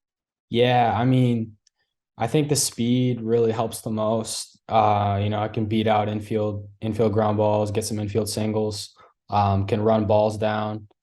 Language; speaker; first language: English; native; English